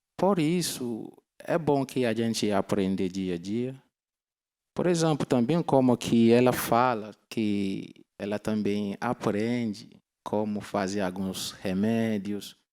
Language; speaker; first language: Portuguese; non-native, learner; Yoruba